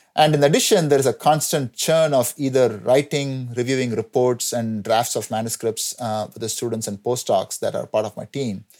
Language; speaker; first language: English; non-native, local second language; Tamil